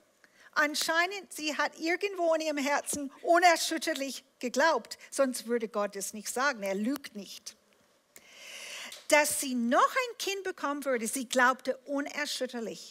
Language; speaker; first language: German; non-native, fluent; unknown